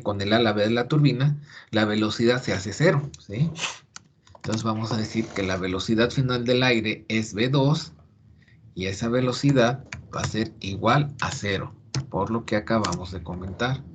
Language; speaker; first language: Spanish; native; Spanish